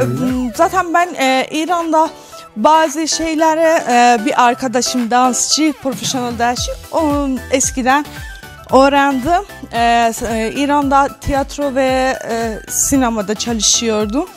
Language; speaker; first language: Turkish; non-native, fluent; Persian